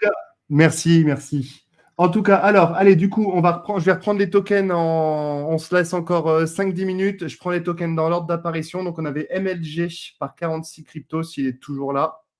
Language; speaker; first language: French; native; French